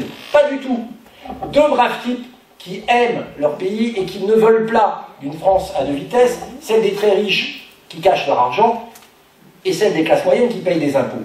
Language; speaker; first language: French; native; French